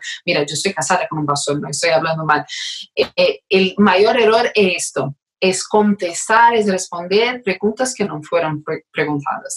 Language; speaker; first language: Spanish; non-native, fluent; Portuguese